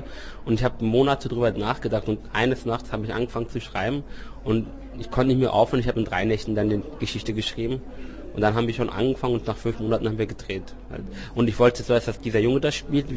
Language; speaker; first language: German; early bilingual, other home language; Turkish